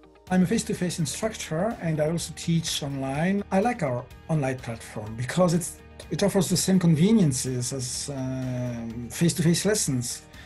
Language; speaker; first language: English; non-native, fluent; French